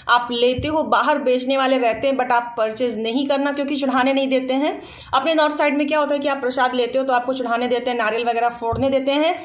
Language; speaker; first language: Hindi; native; Hindi